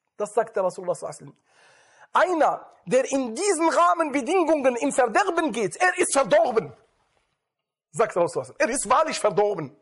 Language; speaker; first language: German; non-native, fluent; Arabic